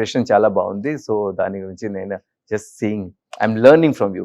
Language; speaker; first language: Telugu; non-native, local second language; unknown